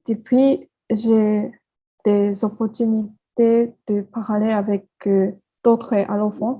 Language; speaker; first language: French; non-native, learner; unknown